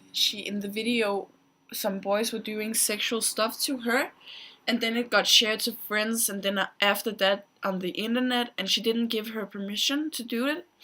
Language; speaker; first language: English; non-native, fluent; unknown